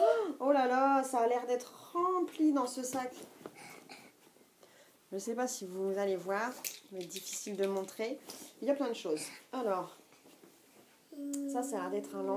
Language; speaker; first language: French; native; French